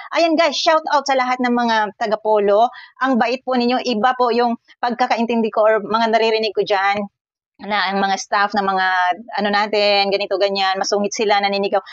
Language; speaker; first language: Filipino; non-native, local second language; Cebuano